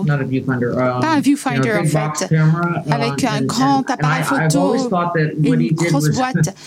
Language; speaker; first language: French; non-native, learner; English